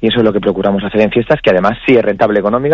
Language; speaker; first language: Spanish; native; Spanish